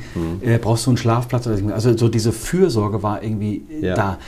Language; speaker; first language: German; native; German